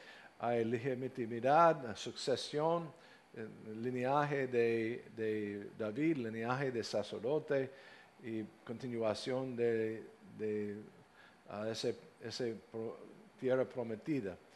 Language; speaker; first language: Spanish; non-native, fluent; English